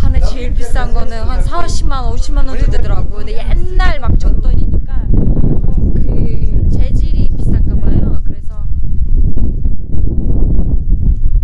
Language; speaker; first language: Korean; non-native, fluent; Uzbek